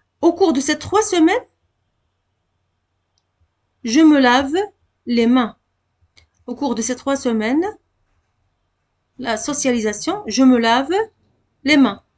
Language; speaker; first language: French; non-native, local second language; Arabic